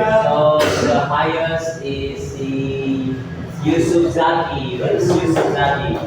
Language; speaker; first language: English; non-native, fluent; Indonesian